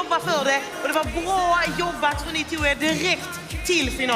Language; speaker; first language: Swedish; native; Swedish